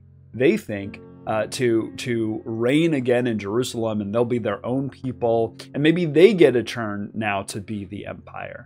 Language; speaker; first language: English; native; English